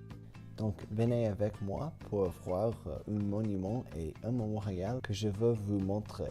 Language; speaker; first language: French; non-native, learner; English